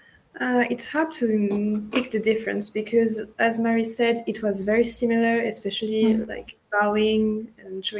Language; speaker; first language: English; non-native, fluent; French